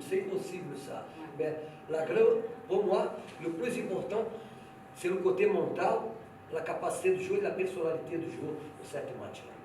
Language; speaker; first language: French; non-native, fluent; Portuguese